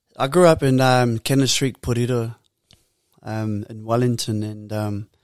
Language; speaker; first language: English; native; English